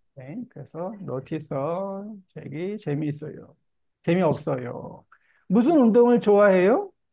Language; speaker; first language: Korean; native; Korean